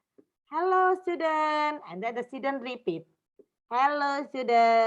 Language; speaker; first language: English; non-native, fluent; Indonesian